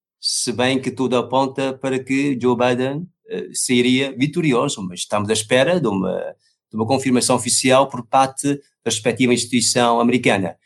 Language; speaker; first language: Portuguese; non-native, fluent; Chinese